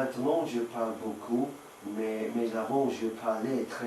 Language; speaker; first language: French; non-native, learner; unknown